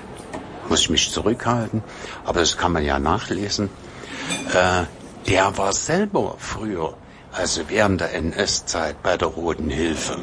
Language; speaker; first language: German; native; German